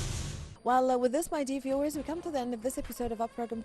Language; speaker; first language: English; non-native, fluent; Arabic